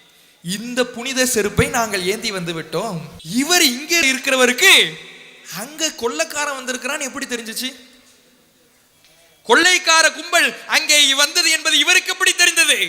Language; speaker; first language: Tamil; native; Tamil